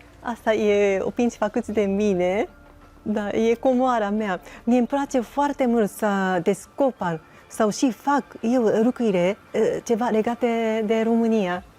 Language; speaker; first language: Romanian; non-native, learner; Japanese